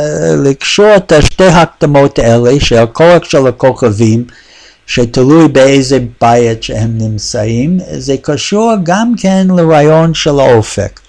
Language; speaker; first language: Hebrew; non-native, fluent; English